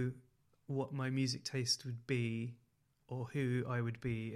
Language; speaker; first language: English; native; English